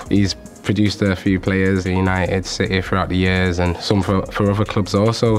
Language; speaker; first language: English; native; English